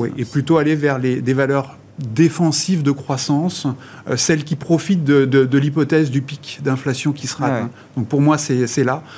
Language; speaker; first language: French; native; French